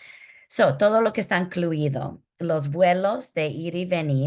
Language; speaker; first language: Spanish; early bilingual, heritage; Spanish